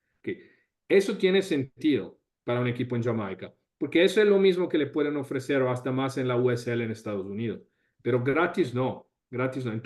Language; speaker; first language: Spanish; non-native, fluent; Italian